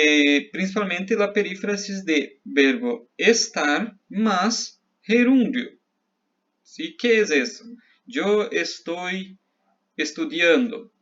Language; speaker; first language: Spanish; non-native, fluent; Portuguese